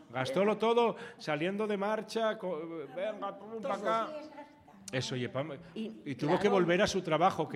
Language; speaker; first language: Spanish; native; Spanish